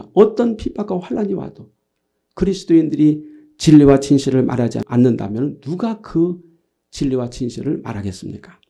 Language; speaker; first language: Korean; native; Korean